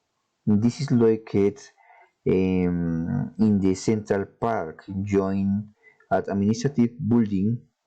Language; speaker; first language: English; non-native, learner; Spanish